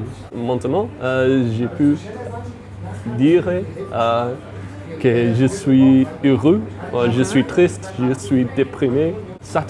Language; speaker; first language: French; non-native, learner; English